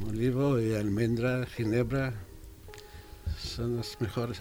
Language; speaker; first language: Spanish; non-native, fluent; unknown